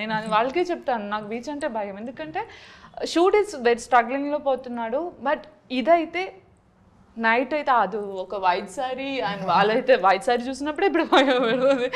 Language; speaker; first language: Telugu; non-native, learner; Malayalam